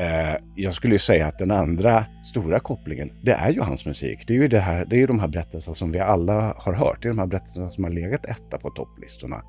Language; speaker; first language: Swedish; native; Swedish